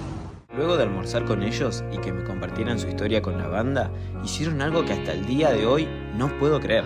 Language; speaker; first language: Spanish; native; Spanish